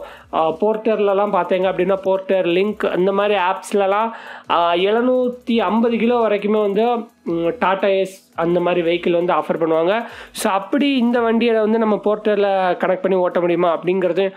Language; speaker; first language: Tamil; native; Tamil